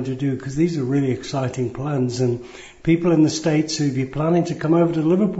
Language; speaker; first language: English; native; English